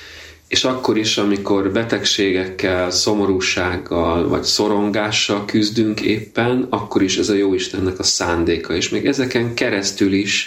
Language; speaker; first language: Hungarian; native; Hungarian